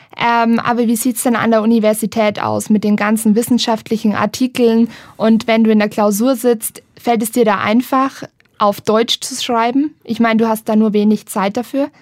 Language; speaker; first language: German; native; German